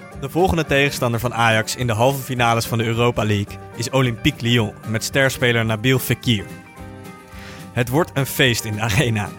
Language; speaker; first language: Dutch; native; Dutch